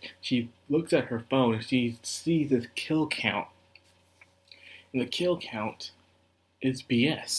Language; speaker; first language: English; native; English